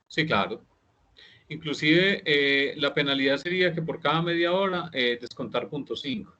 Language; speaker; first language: Spanish; native; Spanish